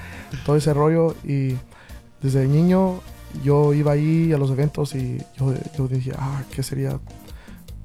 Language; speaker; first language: Spanish; early bilingual, heritage; Spanish